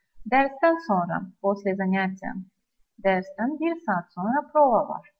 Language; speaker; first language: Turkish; non-native, fluent; Russian